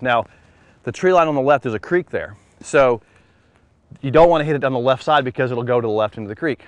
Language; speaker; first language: English; native; English